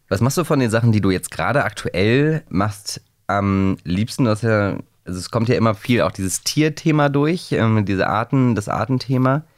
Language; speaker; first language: German; native; German